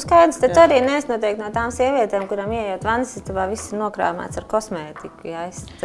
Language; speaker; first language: Latvian; native; Latvian